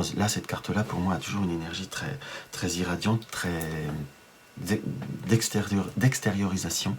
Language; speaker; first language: French; native; French